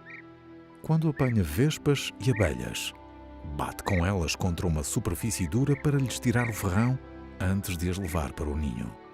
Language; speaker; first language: Portuguese; native; Portuguese